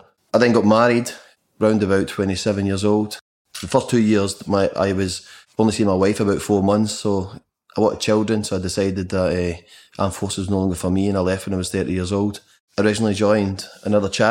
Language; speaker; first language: English; native; English